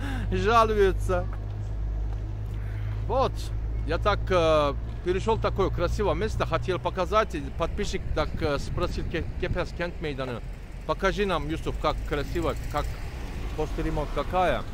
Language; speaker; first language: Russian; non-native, learner; Turkish